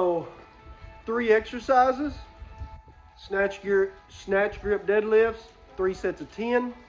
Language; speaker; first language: English; native; English